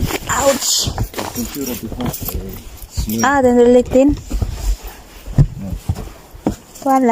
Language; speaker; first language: Swedish; non-native, learner; Cebuano